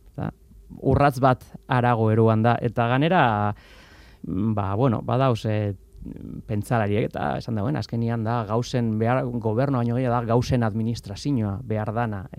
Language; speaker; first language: Basque; native; Basque